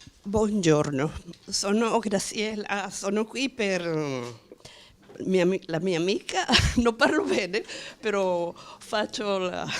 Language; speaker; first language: Italian; non-native, learner; Spanish